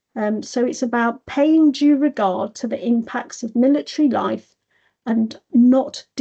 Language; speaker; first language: English; native; English